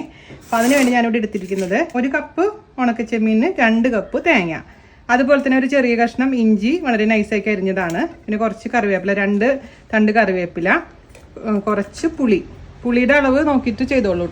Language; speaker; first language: Malayalam; native; Malayalam